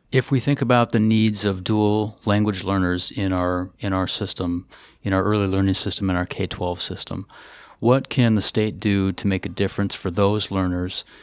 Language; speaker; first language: English; native; English